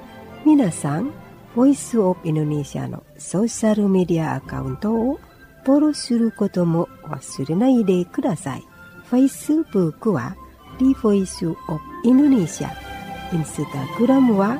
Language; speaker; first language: Japanese; non-native, fluent; Indonesian